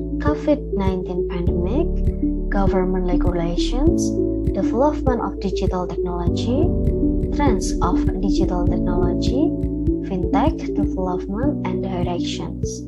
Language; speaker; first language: English; non-native, learner; Indonesian